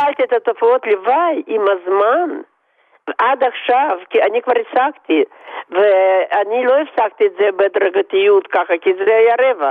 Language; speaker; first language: Hebrew; non-native, fluent; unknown